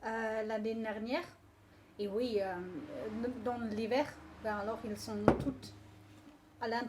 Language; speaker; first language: French; non-native, learner; English